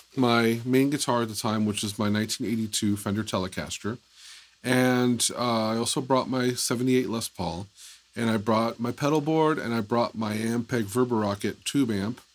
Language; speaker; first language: English; native; English